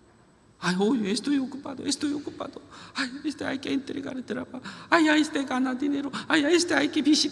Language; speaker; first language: Spanish; non-native, learner; Korean